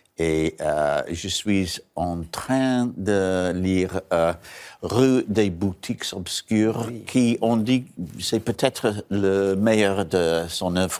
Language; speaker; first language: French; non-native, learner; English